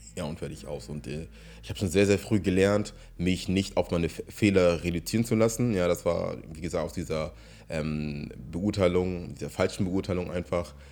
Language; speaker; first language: German; early bilingual, other home language; Ewe